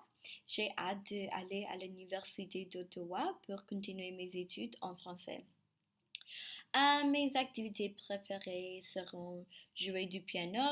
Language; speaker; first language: French; non-native, learner; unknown